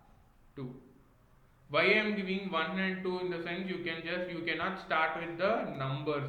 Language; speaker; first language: English; non-native, local second language; Kannada